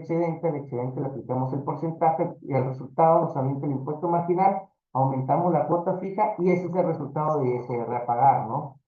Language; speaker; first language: Spanish; native; Spanish